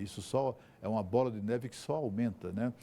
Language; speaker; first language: Portuguese; native; Portuguese